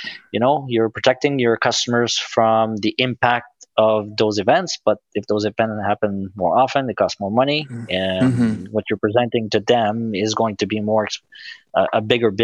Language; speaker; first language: English; native; English